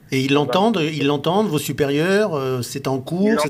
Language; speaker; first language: French; native; French